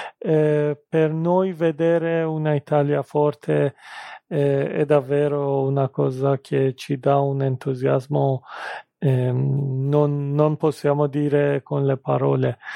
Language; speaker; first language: Italian; non-native, fluent; Persian